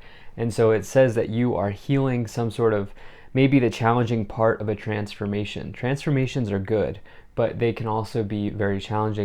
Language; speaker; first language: English; native; English